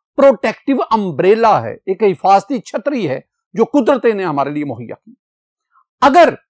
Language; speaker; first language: Urdu; non-native, local second language; Punjabi